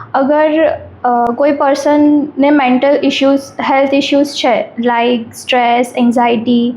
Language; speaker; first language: Gujarati; native; Gujarati